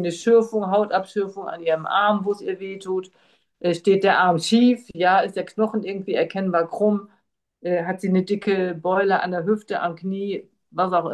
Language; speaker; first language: German; native; German